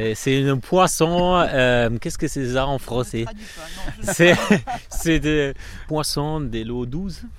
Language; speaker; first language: French; non-native, learner; German